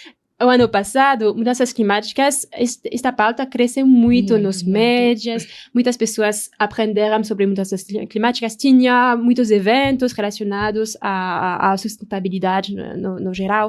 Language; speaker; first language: Portuguese; non-native, learner; French